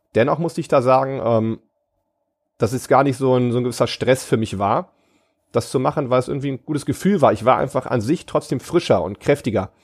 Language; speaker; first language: German; native; German